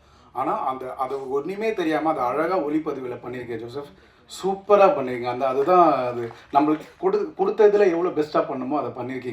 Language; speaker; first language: Tamil; native; Tamil